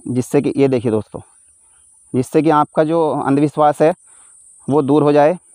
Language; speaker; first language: Hindi; native; Hindi